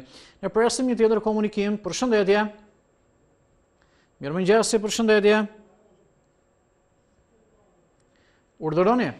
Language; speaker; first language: Albanian; native; Albanian